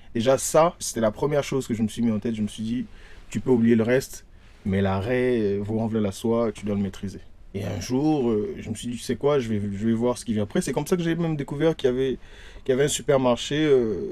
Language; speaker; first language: French; non-native, local second language; Lingala